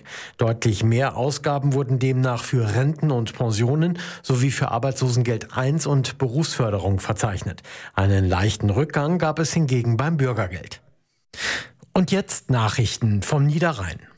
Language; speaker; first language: German; native; German